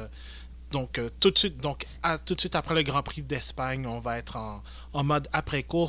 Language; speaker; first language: French; native; French